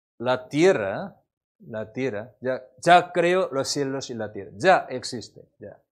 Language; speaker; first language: Spanish; non-native, learner; Korean